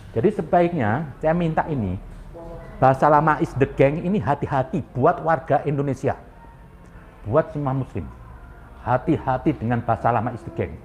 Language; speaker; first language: Indonesian; native; Indonesian